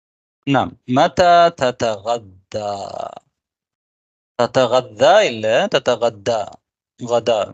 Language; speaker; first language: Arabic; non-native, fluent; Tamil